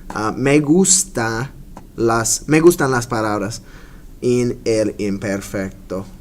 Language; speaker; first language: Spanish; non-native, fluent; English